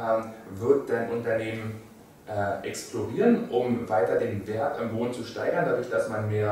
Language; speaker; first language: German; native; German